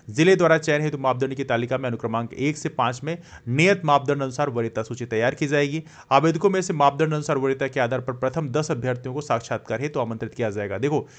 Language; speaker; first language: Hindi; native; Hindi